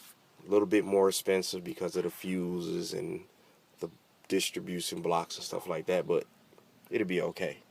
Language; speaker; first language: English; native; English